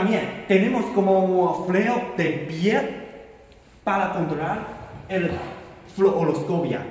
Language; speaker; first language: Spanish; non-native, learner; Chinese